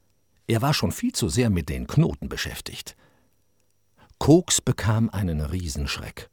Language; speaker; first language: German; native; German